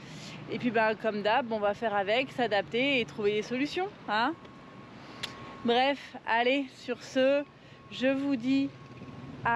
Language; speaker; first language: French; native; French